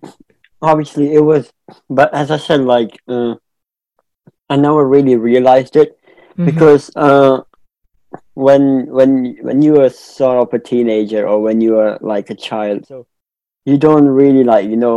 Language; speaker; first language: English; non-native, local second language; Pashto